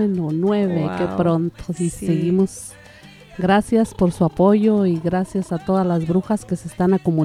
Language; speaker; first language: Spanish; native; Spanish